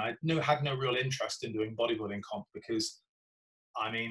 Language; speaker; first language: English; native; English